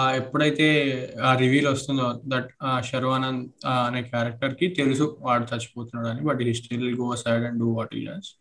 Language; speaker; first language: Telugu; native; Telugu